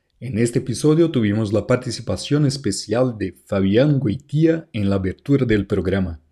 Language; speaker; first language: Spanish; non-native, fluent; Portuguese